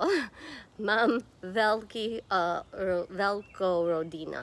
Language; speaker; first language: Czech; non-native, learner; English